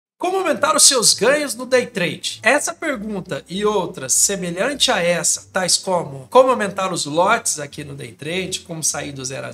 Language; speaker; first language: Portuguese; native; Portuguese